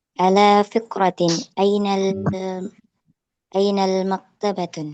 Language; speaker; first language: Arabic; non-native, learner; Indonesian